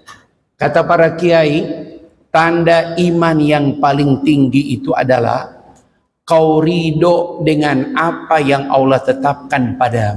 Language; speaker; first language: Indonesian; native; Indonesian